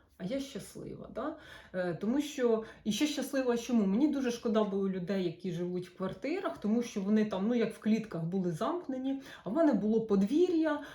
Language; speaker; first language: Ukrainian; non-native, local second language; Russian